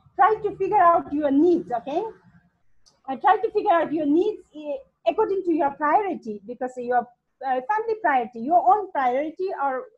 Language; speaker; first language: English; non-native, fluent; Hindi